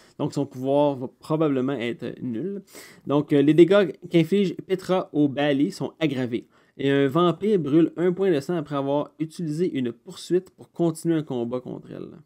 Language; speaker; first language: French; native; French